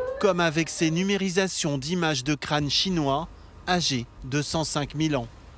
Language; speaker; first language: French; native; French